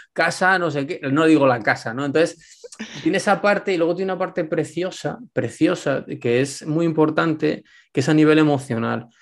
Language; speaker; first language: Spanish; native; Spanish